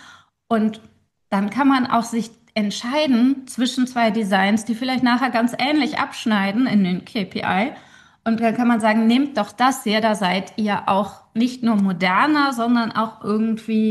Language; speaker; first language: German; native; German